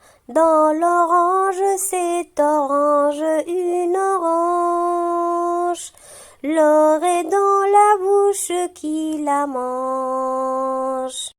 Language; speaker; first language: French; non-native, local second language; Arabic